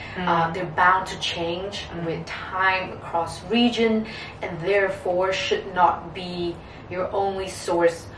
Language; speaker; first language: English; non-native, fluent; Vietnamese